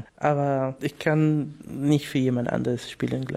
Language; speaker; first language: German; non-native, learner; Spanish